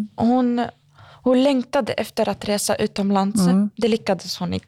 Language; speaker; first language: Swedish; early bilingual, other home language; Arabic